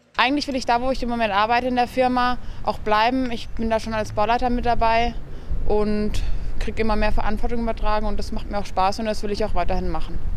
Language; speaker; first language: German; native; German